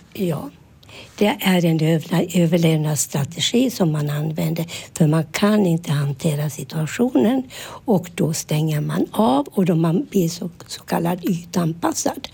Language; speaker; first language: Swedish; early bilingual, other home language; Finnish